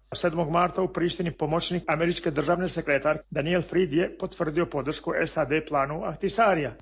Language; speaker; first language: Serbian; non-native, local second language; Albanian